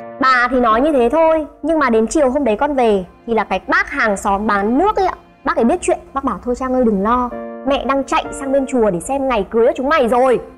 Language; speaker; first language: Vietnamese; native; Vietnamese